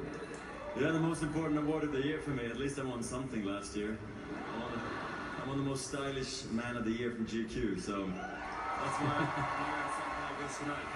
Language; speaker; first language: English; non-native, fluent; German